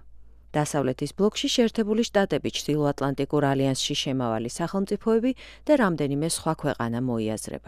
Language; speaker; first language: Georgian; native; Georgian